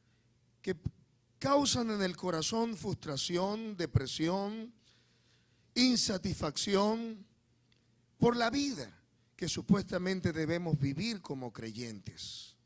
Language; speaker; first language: Spanish; native; Spanish